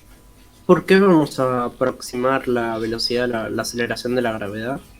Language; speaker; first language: Spanish; native; Spanish